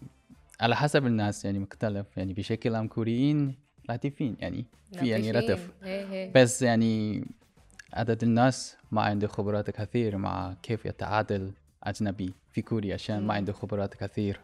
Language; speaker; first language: Arabic; non-native, learner; Korean